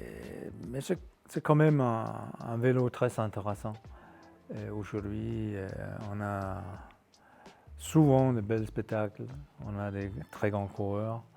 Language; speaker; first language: French; non-native, fluent; Danish